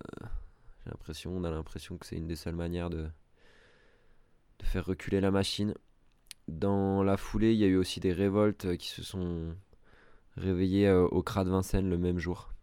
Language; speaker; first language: French; native; French